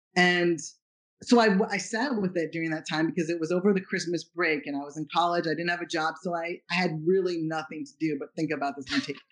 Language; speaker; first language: English; native; English